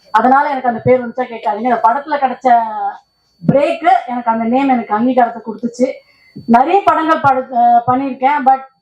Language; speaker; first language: Tamil; non-native, local second language; Telugu